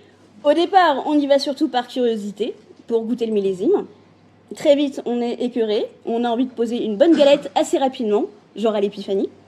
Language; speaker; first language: French; native; French